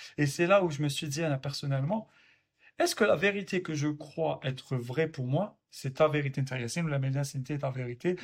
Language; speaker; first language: French; non-native, local second language; Arabic